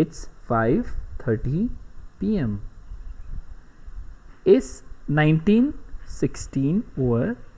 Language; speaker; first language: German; non-native, fluent; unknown